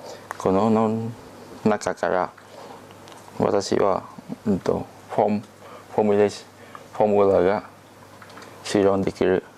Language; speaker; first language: Japanese; non-native, learner; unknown